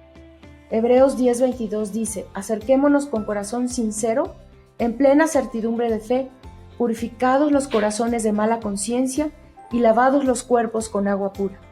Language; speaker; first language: Spanish; native; Spanish